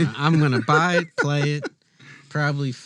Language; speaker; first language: English; native; English